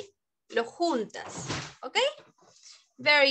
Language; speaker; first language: English; non-native, learner; Spanish